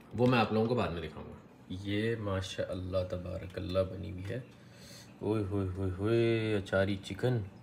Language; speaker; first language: Hindi; native; Hindi